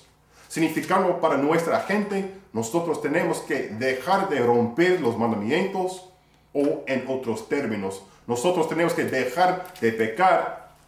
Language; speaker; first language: Spanish; non-native, fluent; English